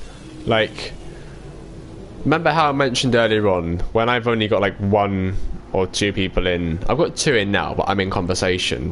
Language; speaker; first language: English; native; English